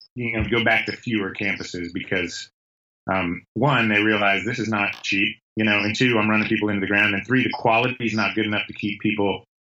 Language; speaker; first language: English; native; English